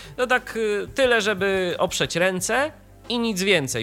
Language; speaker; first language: Polish; native; Polish